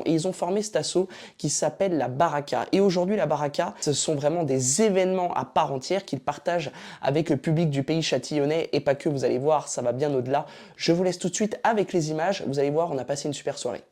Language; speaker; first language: French; native; French